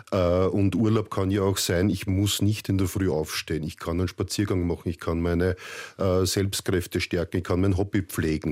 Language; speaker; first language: German; native; German